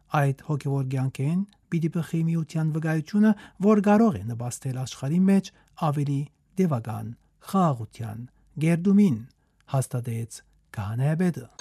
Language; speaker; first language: Armenian; native; Armenian